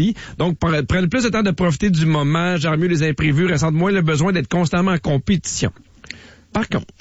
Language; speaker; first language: French; native; French